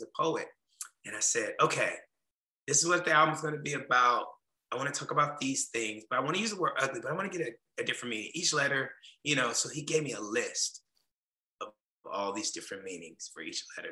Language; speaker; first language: English; native; English